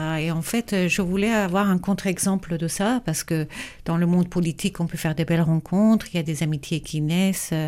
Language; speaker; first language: French; non-native, fluent; Persian